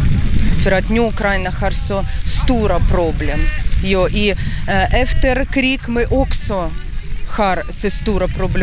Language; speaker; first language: Swedish; non-native, learner; Ukrainian